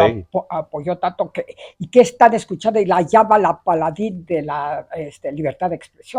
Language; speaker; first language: Spanish; native; Spanish